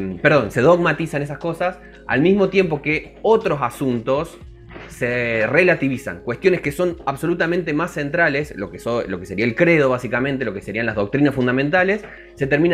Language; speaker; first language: Spanish; native; Spanish